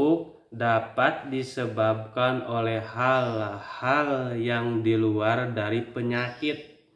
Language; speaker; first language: Indonesian; native; Indonesian